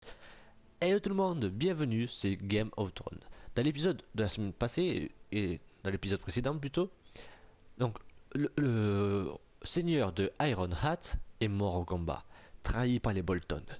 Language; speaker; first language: French; native; French